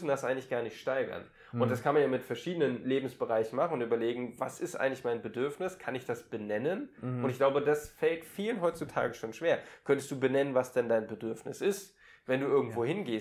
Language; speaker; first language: German; native; German